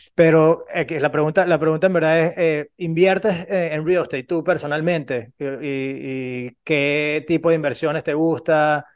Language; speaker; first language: Spanish; native; Spanish